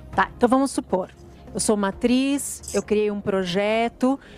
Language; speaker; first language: Portuguese; native; Portuguese